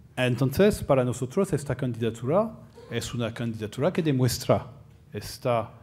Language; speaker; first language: Spanish; non-native, fluent; French